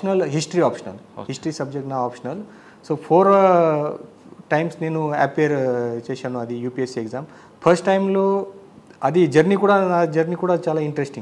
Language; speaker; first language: Telugu; non-native, learner; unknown